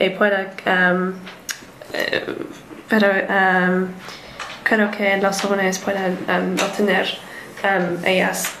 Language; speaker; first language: Spanish; non-native, learner; English